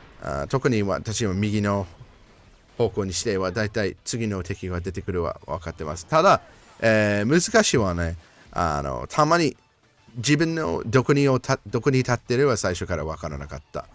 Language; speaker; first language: Japanese; non-native, learner; English